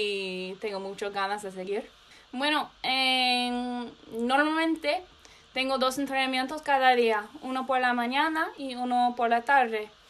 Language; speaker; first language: Spanish; non-native, learner; English